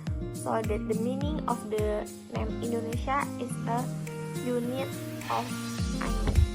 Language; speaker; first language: English; non-native, learner; Indonesian